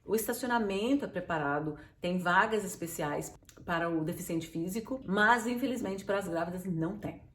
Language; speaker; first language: Portuguese; native; Portuguese